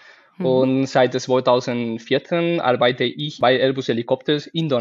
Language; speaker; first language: German; non-native, learner; Spanish